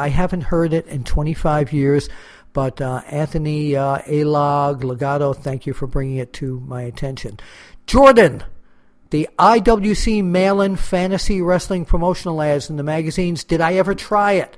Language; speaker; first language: English; native; English